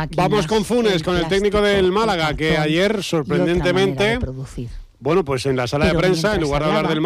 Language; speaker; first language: Spanish; native; Spanish